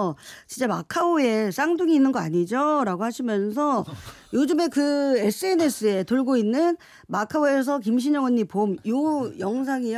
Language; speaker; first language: Korean; native; Korean